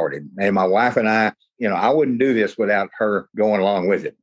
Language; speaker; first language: English; native; English